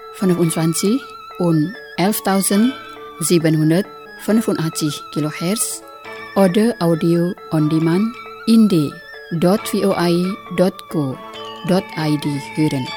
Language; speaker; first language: German; non-native, fluent; Indonesian